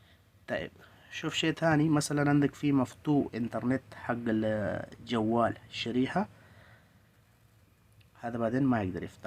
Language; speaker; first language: Arabic; non-native, learner; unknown